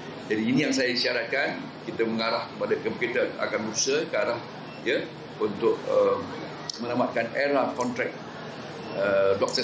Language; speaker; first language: Malay; native; Malay